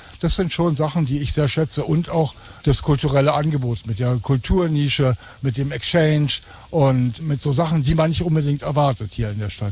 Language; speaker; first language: German; native; German